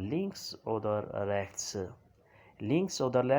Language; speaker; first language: German; non-native, learner; Urdu